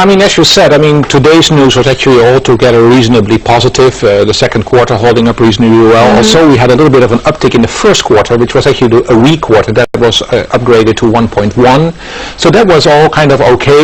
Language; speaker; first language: English; non-native, fluent; Dutch